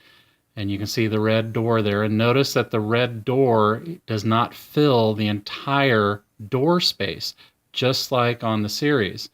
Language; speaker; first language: English; native; English